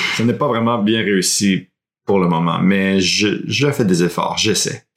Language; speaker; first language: French; early bilingual, heritage; French